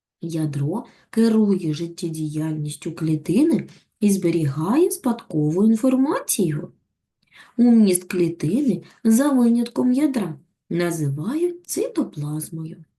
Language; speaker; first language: Ukrainian; native; Ukrainian